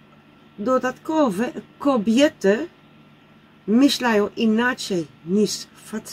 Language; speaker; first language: Polish; non-native, learner; Dutch